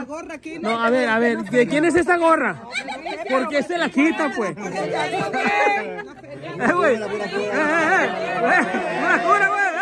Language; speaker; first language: Spanish; native; Spanish